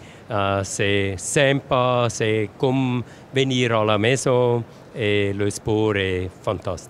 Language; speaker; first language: French; non-native, local second language; German